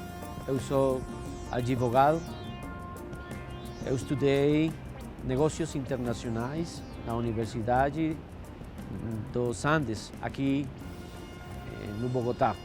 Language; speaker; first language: Portuguese; non-native, fluent; Spanish